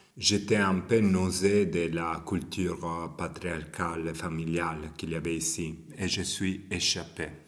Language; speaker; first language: French; non-native, fluent; Italian